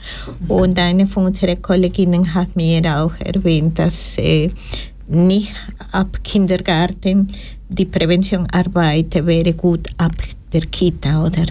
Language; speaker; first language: German; non-native, fluent; Spanish